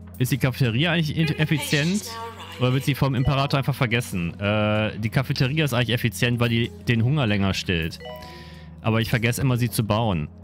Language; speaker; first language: German; native; German